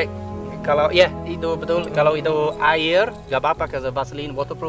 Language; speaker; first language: Indonesian; non-native, learner; English